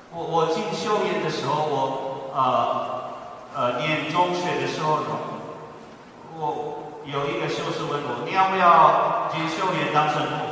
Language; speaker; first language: Chinese; non-native, fluent; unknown